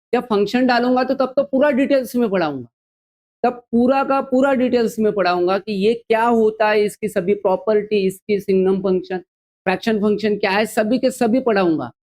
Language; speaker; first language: Hindi; non-native, local second language; Marathi